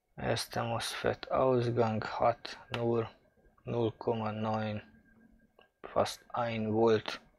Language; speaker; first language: German; non-native, fluent; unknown